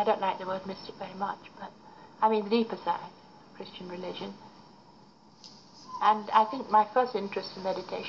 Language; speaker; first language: English; native; English